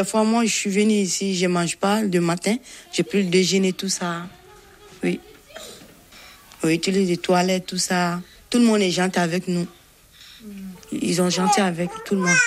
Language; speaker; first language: French; non-native, learner; Bambara